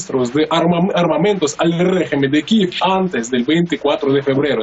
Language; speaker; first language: Spanish; non-native, fluent; Russian